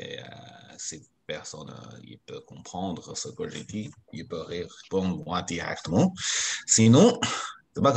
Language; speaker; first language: French; non-native, fluent; Chinese